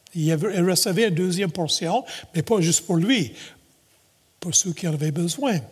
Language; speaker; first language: French; native; French